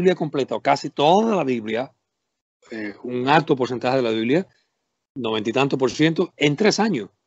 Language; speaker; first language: Spanish; native; Spanish